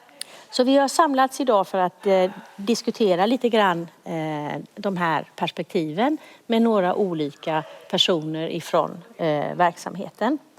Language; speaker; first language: Swedish; native; Swedish